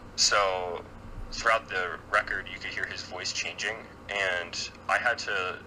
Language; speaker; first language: English; native; English